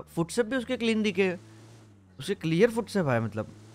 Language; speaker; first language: Hindi; non-native, local second language; Gujarati